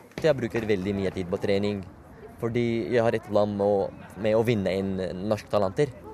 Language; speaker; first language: Norwegian; non-native, fluent; Arabic